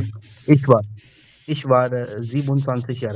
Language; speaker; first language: German; non-native, learner; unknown